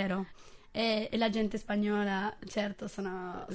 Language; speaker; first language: Italian; non-native, fluent; English